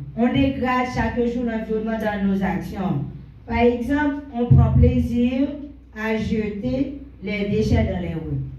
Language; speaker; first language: French; non-native, local second language; Haitian Creole